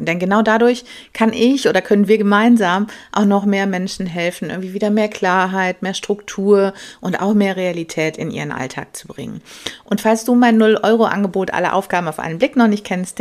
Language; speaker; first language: German; native; German